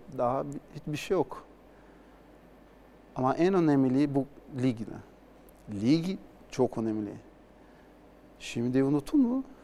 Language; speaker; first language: Turkish; non-native, learner; Portuguese